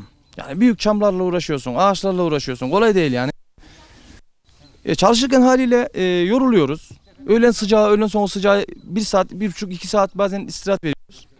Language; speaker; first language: Turkish; native; Turkish